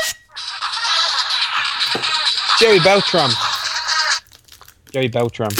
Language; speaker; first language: English; native; English